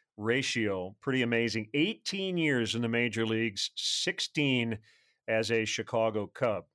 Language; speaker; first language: English; native; English